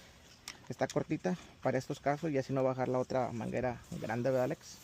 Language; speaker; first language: Spanish; native; Spanish